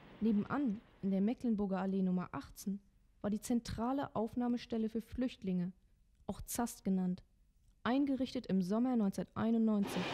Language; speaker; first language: German; native; German